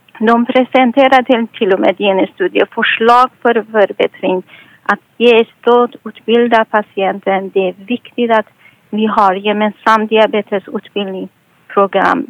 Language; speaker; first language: Swedish; non-native, fluent; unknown